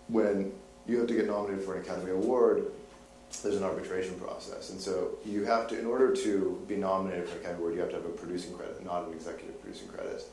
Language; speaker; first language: English; native; English